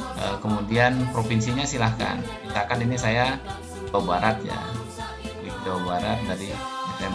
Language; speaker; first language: Indonesian; native; Indonesian